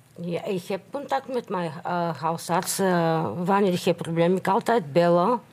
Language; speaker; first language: Dutch; non-native, learner; Bulgarian